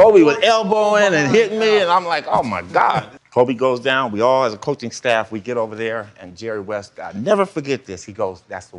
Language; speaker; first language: English; native; English